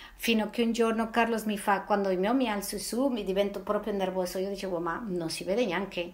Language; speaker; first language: Italian; non-native, fluent; Spanish